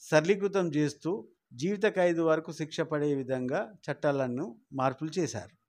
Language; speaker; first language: Telugu; native; Telugu